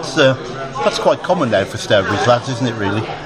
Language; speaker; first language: English; native; English